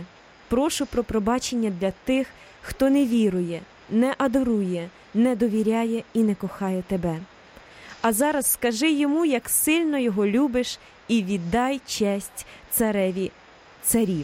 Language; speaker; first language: Ukrainian; native; Ukrainian